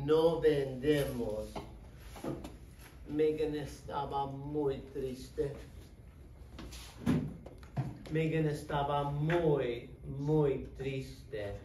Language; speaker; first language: Spanish; non-native, fluent; English